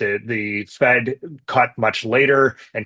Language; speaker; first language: English; native; English